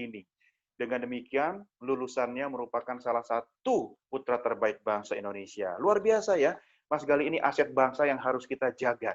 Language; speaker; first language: Indonesian; native; Indonesian